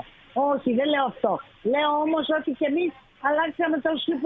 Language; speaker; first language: Greek; native; Greek